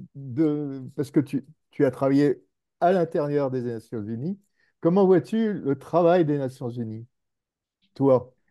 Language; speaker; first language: French; native; French